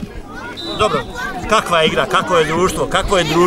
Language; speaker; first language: Serbian; native; Serbian